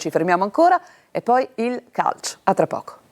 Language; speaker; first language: Italian; native; Italian